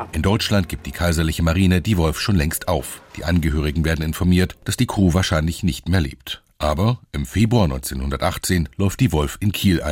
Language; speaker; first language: German; native; German